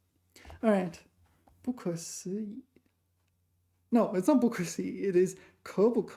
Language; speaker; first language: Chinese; non-native, learner; English